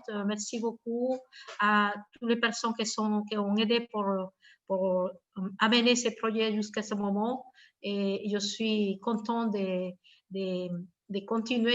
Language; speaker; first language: French; non-native, fluent; Spanish